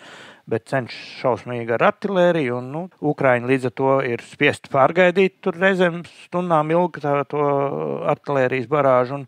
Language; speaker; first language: Latvian; native; Latvian